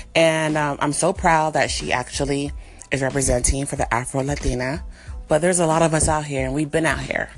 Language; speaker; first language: English; native; English